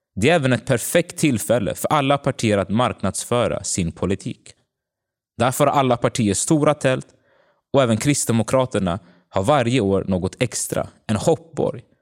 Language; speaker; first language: Swedish; early bilingual, other home language; Tigrinya